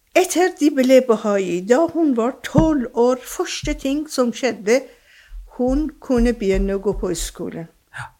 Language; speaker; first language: Norwegian; non-native, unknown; Persian